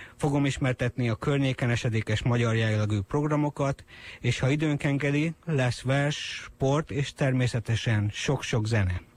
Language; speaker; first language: Hungarian; native; Hungarian